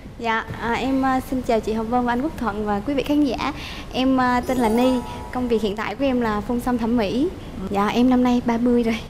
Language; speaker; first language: Vietnamese; native; Vietnamese